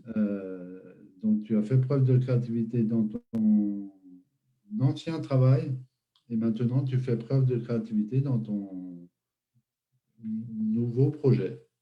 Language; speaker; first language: French; native; French